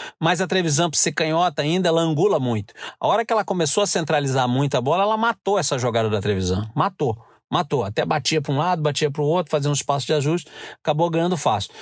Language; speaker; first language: Portuguese; native; Portuguese